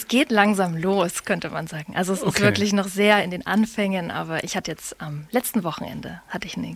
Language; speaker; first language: German; native; German